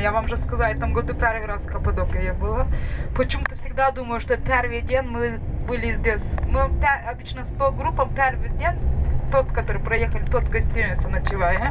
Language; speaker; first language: Russian; non-native, fluent; Turkish